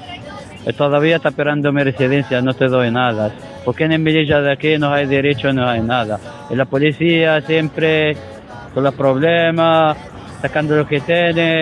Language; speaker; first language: Spanish; early bilingual, other home language; Arabic